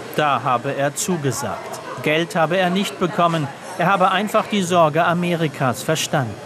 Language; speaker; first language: German; native; German